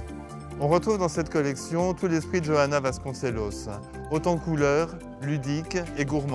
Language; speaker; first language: French; native; French